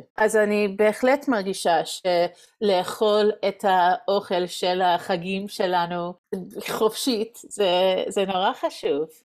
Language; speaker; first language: Hebrew; non-native, fluent; English